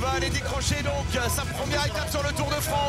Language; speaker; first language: French; native; French